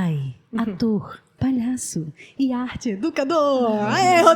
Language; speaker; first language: Portuguese; native; Portuguese